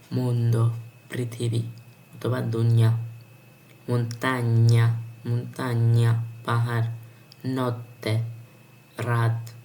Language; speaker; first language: Bangla; native; Bangla